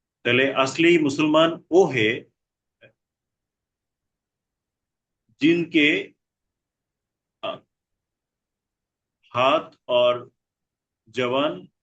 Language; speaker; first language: Hindi; non-native, learner; Bangla